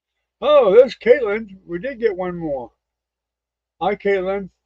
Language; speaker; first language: English; native; English